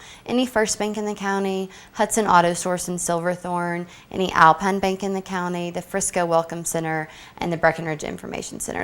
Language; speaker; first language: English; native; English